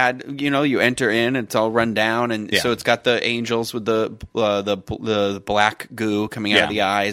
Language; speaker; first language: English; native; English